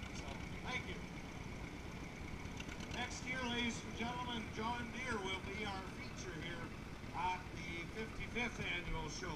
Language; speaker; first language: English; native; English